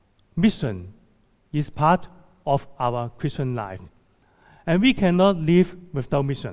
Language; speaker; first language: English; non-native, local second language; Cantonese